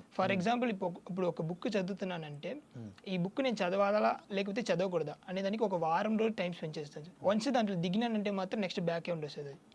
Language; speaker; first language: Telugu; non-native, local second language; Tamil